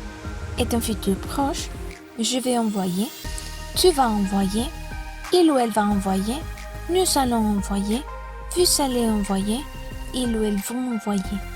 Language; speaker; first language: French; non-native, fluent; Spanish